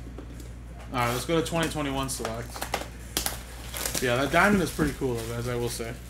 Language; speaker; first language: English; native; English